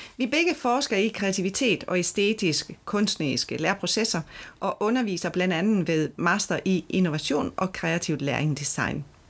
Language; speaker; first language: Danish; non-native, fluent; Italian